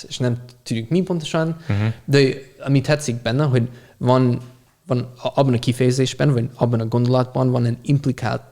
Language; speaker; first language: Hungarian; non-native, fluent; English